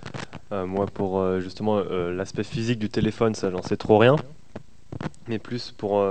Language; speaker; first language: French; native; French